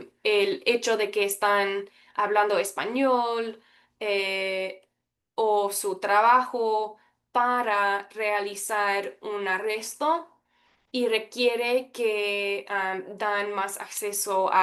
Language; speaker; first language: Spanish; early bilingual, heritage; Spanish